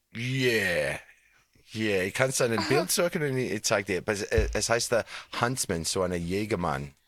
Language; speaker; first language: German; non-native, fluent; English